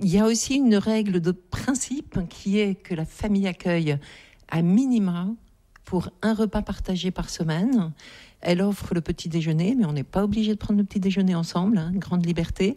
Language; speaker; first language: French; native; French